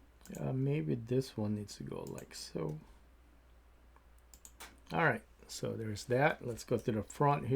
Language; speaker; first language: English; native; English